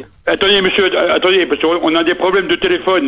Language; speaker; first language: French; native; French